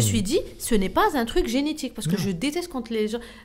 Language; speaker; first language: French; non-native, local second language; Arabic